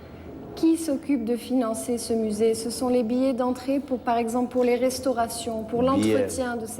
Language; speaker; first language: French; native; French